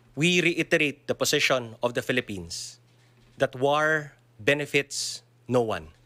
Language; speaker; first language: English; non-native, local second language; Filipino